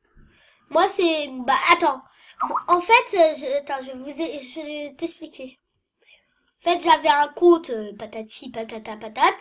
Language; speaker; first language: French; native; French